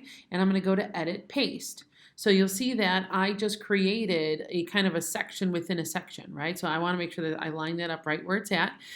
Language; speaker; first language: English; native; English